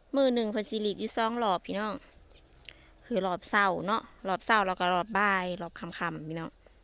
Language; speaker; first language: Thai; native; Thai